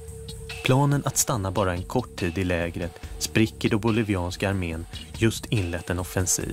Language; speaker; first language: Swedish; native; Swedish